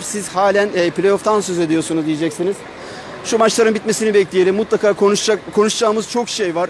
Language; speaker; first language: Turkish; native; Turkish